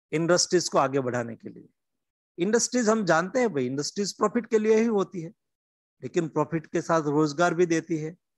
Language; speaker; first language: Hindi; non-native, local second language; Gujarati